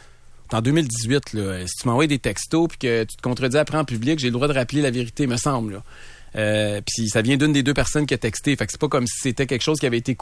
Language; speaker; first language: French; native; French